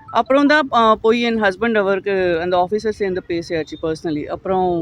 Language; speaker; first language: Tamil; non-native, fluent; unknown